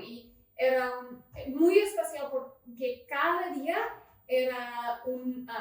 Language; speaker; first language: Spanish; non-native, learner; English